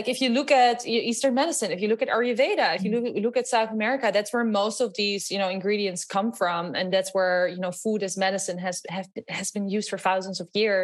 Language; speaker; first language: English; non-native, fluent; Dutch